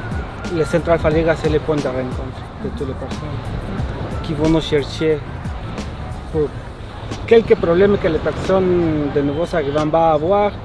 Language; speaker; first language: French; non-native, fluent; Spanish